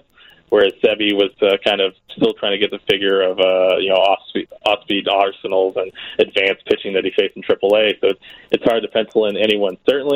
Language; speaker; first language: English; native; English